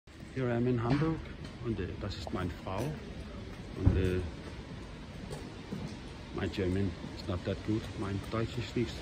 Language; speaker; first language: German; non-native, learner; Danish